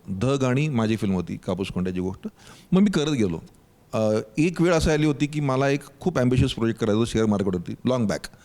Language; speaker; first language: Marathi; native; Marathi